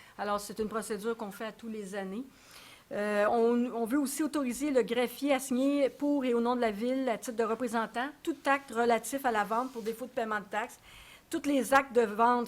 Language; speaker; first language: French; native; French